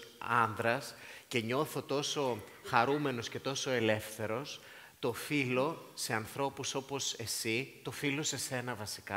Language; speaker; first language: Greek; native; Greek